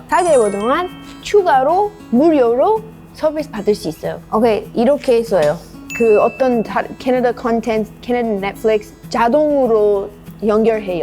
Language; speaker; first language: Korean; non-native, learner; English